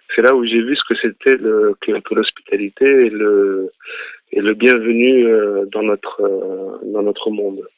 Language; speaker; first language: French; early bilingual, other home language; Arabic